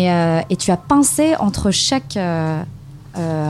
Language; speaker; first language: French; native; French